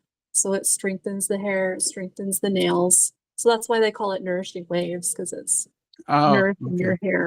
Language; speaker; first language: English; native; English